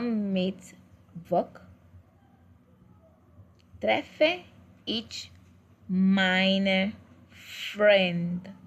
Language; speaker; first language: German; non-native, learner; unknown